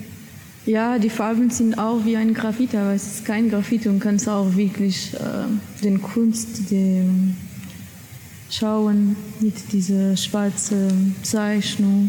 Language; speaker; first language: German; non-native, learner; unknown